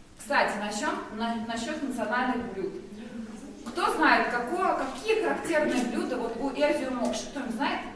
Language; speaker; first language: Russian; native; Russian